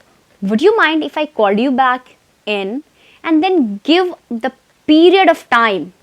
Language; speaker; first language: English; non-native, fluent; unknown